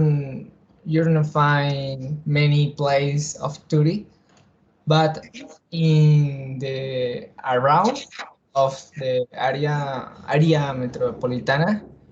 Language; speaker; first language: English; non-native, learner; Spanish